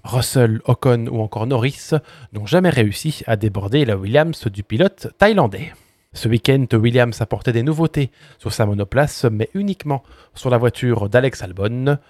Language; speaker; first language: French; native; French